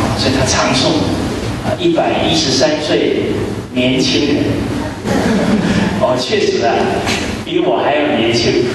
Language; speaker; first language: Chinese; native; Chinese